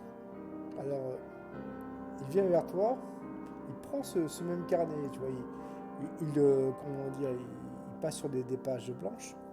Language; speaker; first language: French; native; French